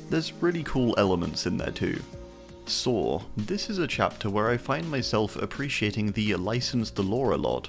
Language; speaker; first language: English; native; English